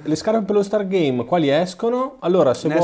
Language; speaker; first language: Italian; native; Italian